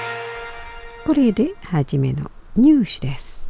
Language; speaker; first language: Japanese; non-native, fluent; Indonesian